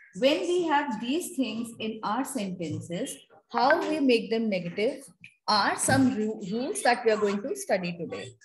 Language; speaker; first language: English; non-native, local second language; Hindi